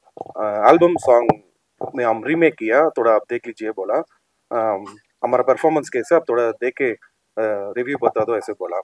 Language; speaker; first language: Hindi; non-native, local second language; Telugu